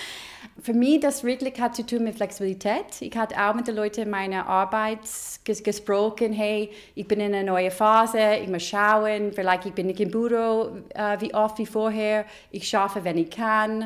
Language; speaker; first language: German; non-native, fluent; English